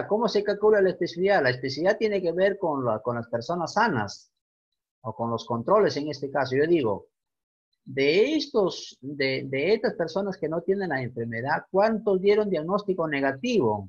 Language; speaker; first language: Spanish; native; Spanish